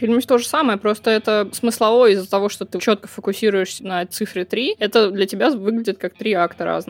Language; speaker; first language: Russian; native; Russian